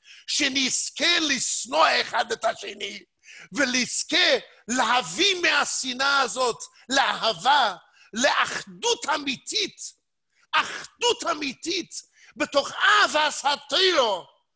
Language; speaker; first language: Hebrew; non-native, fluent; English